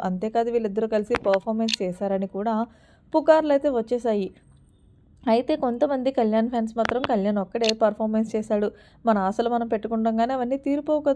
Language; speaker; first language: Telugu; native; Telugu